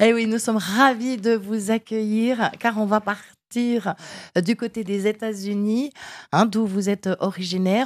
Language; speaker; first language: French; native; French